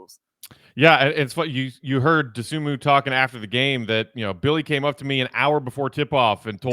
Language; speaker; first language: English; native; English